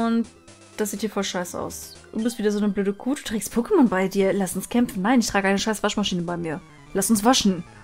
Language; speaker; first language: German; native; German